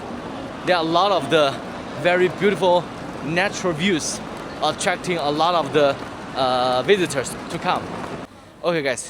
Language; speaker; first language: English; non-native, learner; Chinese